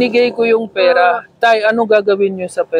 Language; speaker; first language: Filipino; non-native, learner; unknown